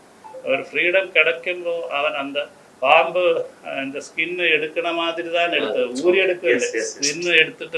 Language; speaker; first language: Tamil; non-native, learner; Malayalam